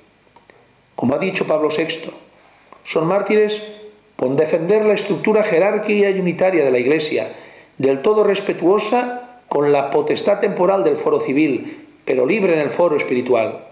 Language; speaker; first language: Spanish; native; Spanish